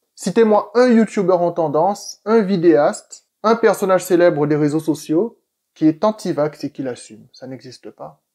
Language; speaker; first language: French; native; French